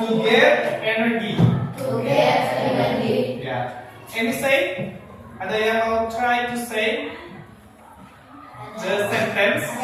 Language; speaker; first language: English; non-native, learner; Indonesian